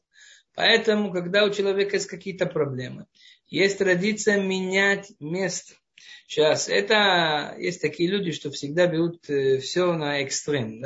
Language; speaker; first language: Russian; non-native, fluent; Hebrew